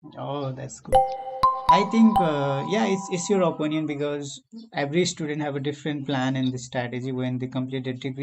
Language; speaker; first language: English; non-native, learner; Nepali